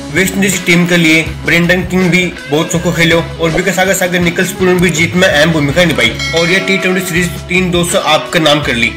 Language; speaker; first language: Hindi; native; Hindi